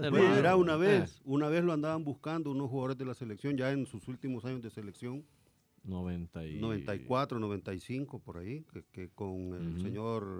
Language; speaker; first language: Spanish; native; Spanish